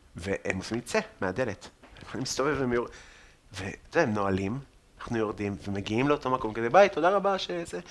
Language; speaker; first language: Hebrew; native; Hebrew